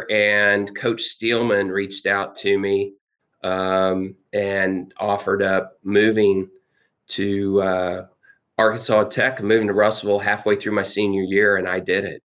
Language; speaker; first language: English; native; English